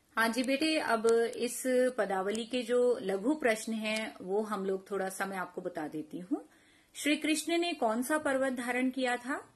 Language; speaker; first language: Hindi; non-native, local second language; Punjabi